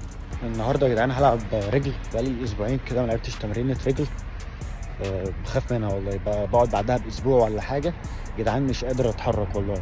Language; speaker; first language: Arabic; native; Arabic